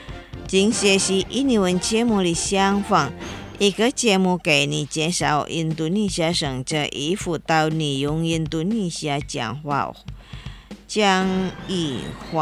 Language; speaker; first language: Chinese; non-native, fluent; Indonesian